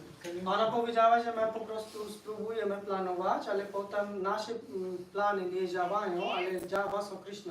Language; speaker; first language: Polish; non-native, learner; Hindi